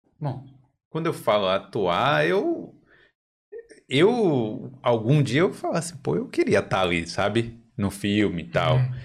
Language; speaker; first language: Portuguese; native; Portuguese